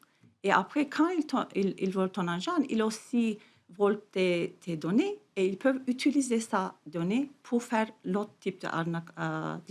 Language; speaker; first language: French; non-native, fluent; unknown